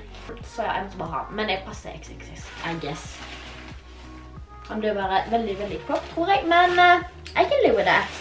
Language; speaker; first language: Norwegian; native; Norwegian